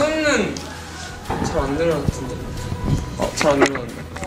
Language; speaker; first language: Korean; native; Korean